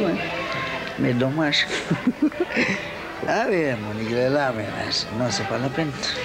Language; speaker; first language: French; non-native, local second language; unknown